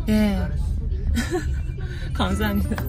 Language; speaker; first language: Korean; non-native, learner; Japanese